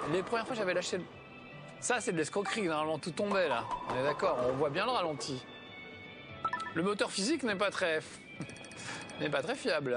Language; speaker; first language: French; native; French